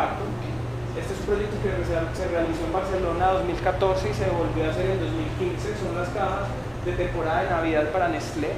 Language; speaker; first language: Spanish; native; Spanish